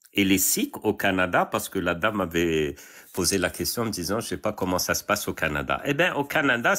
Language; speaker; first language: French; non-native, local second language; Arabic